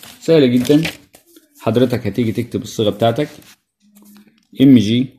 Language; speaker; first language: Arabic; native; Arabic